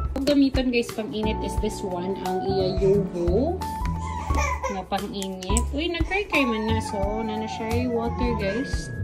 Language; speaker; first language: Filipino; non-native, local second language; Cebuano